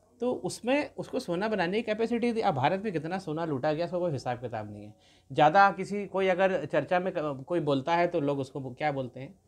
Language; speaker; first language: Hindi; native; Hindi